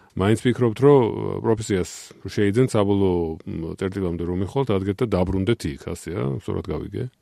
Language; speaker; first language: Georgian; native; Georgian